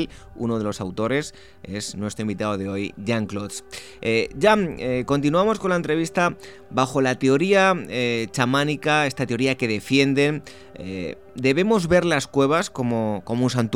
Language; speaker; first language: Spanish; native; Spanish